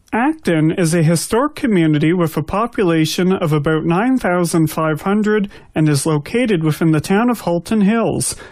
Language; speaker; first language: English; native; English